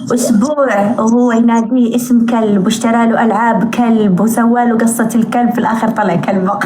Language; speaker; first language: Arabic; native; Arabic